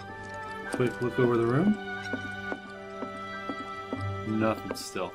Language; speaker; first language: English; native; English